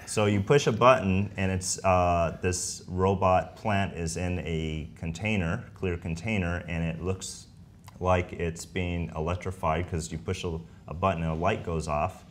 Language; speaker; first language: English; native; English